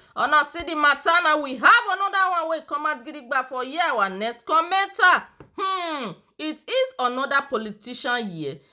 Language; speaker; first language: Nigerian Pidgin; non-native, local second language; Yoruba